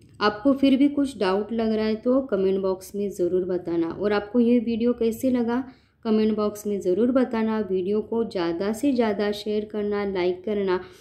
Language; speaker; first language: Hindi; non-native, local second language; Marathi